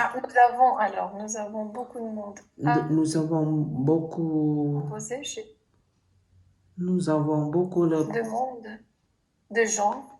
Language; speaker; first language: French; non-native, learner; Thai